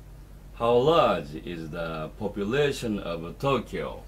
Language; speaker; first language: English; non-native, fluent; Japanese